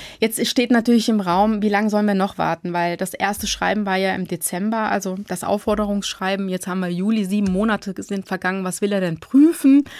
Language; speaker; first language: German; early bilingual, other home language; Turkish